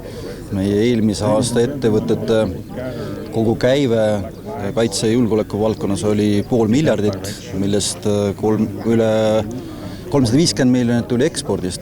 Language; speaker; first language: Estonian; native; Estonian